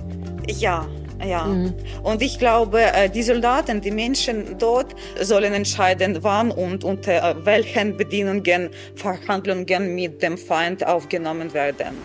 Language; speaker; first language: German; non-native, fluent; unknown